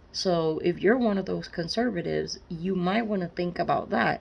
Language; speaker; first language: English; native; English